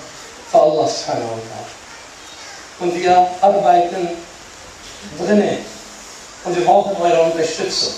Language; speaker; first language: German; non-native, fluent; Arabic